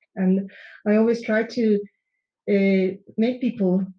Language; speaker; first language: English; non-native, fluent; Turkish